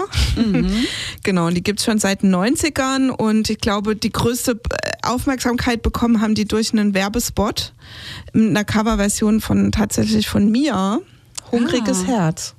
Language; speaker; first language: German; native; German